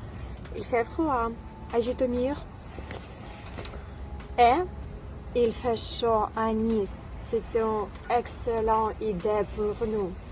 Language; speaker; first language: French; non-native, learner; Ukrainian